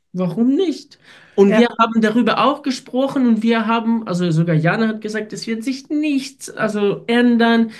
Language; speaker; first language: German; non-native, fluent; Russian